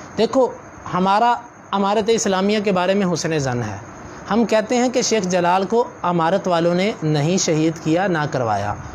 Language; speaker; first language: Urdu; non-native, local second language; Punjabi